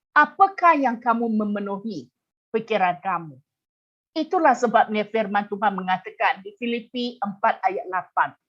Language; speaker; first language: Malay; non-native, local second language; Chinese